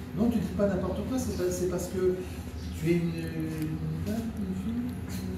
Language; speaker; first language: French; native; French